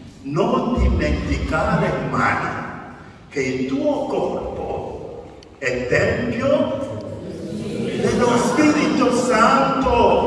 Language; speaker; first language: Italian; non-native, fluent; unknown